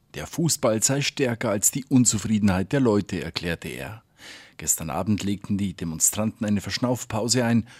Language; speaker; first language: German; native; German